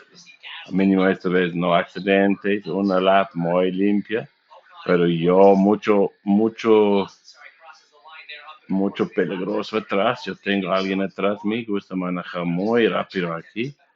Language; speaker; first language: Spanish; non-native, learner; English